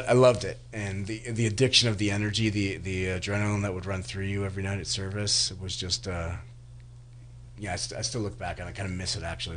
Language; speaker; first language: English; native; English